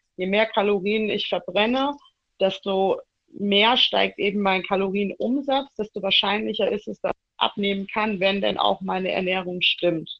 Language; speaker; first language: German; early bilingual, other home language; Italian